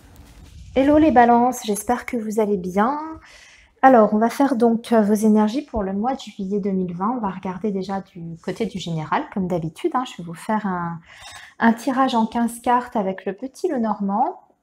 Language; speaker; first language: French; native; French